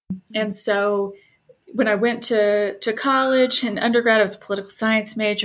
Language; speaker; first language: English; native; English